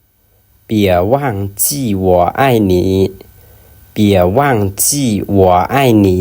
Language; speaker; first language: Chinese; non-native, learner; Lao